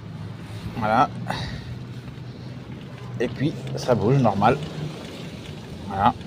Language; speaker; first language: French; native; French